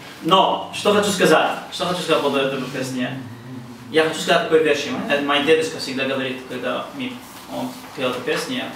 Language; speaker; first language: Russian; non-native, learner; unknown